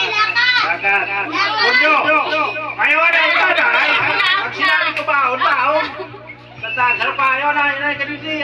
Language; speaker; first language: Filipino; non-native, local second language; Bikol